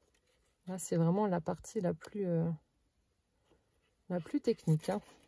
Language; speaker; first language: French; native; French